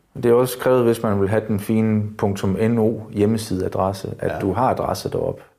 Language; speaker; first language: Danish; native; Danish